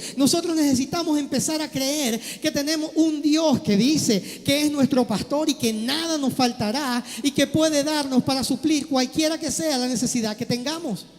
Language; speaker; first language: Spanish; native; Spanish